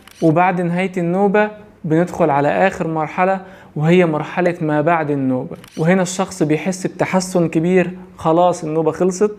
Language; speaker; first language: Arabic; native; Arabic